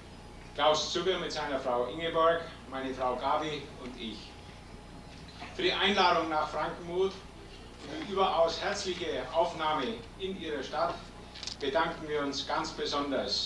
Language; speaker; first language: German; native; German